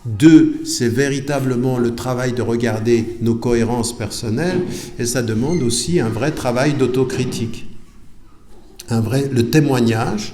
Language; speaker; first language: French; native; French